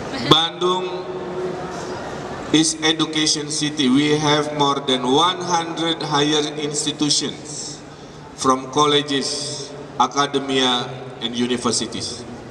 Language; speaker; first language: English; non-native, fluent; Indonesian